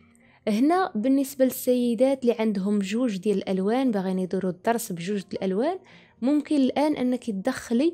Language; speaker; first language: Arabic; native; Arabic